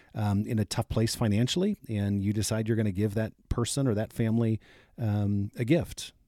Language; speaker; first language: English; native; English